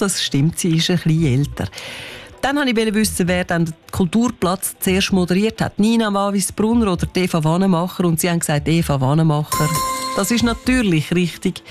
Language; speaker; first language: German; native; German